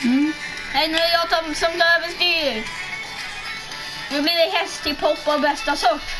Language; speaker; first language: Swedish; native; Swedish